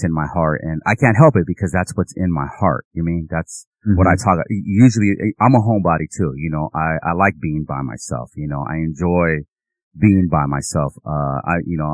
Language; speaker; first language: English; native; English